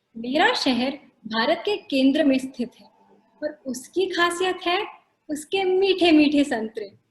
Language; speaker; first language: Hindi; non-native, local second language; Marathi